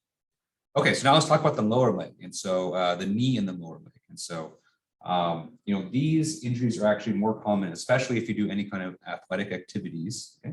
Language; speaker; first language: English; native; English